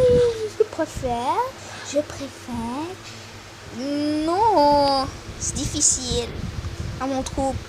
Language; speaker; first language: French; non-native, learner; Arabic